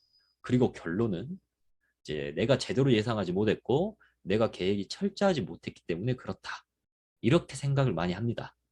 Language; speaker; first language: Korean; native; Korean